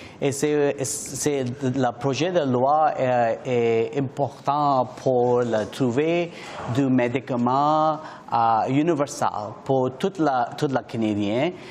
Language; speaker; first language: French; non-native, learner; English